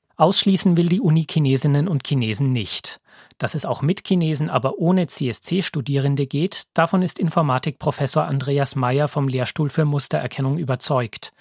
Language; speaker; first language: German; native; German